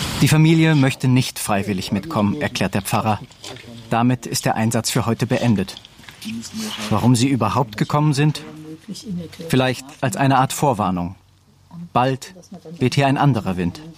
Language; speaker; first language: German; native; German